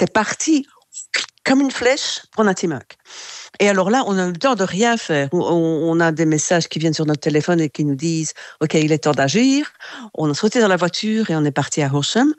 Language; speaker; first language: French; native; French